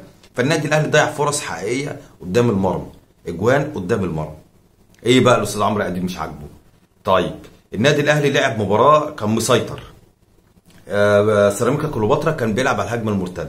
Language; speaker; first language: Arabic; native; Arabic